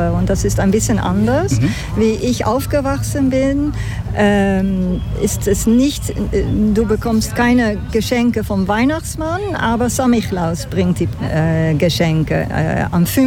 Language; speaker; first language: German; non-native, fluent; Dutch